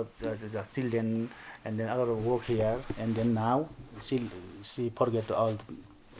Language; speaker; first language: English; non-native, learner; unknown